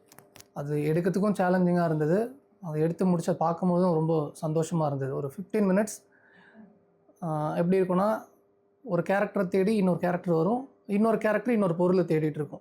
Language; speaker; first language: Tamil; native; Tamil